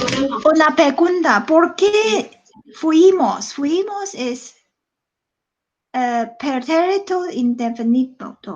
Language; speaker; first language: Spanish; non-native, learner; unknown